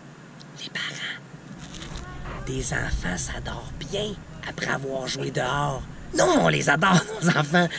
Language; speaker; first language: French; native; French